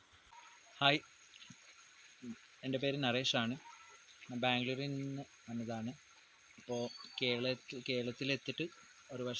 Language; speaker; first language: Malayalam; non-native, local second language; Kannada